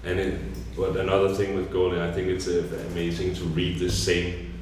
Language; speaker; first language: English; non-native, fluent; Danish